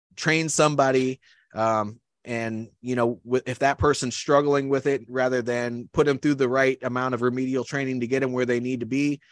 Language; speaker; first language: English; native; English